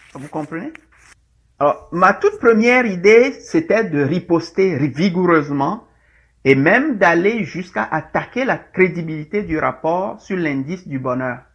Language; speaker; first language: French; non-native, local second language; Ewe